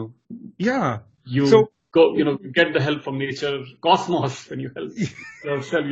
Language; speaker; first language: English; non-native, local second language; Hindi